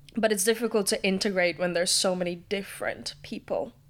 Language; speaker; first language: English; early bilingual, other home language; Latvian